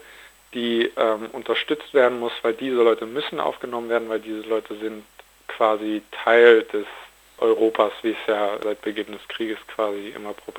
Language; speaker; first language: German; native; German